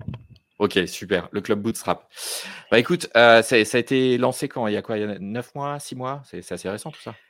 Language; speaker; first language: French; native; French